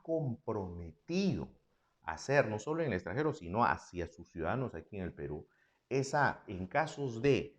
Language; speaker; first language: Spanish; native; Spanish